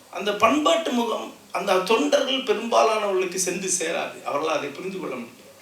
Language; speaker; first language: Tamil; non-native, local second language; Malayalam